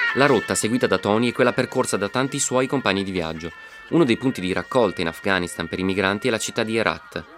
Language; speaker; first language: Italian; native; Italian